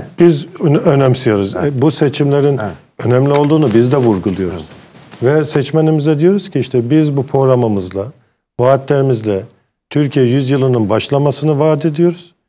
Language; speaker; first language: Turkish; early bilingual, heritage; Turkish